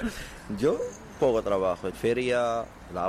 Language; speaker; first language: Spanish; non-native, learner; Arabic